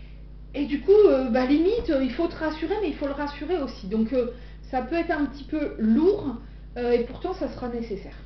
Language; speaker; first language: French; native; French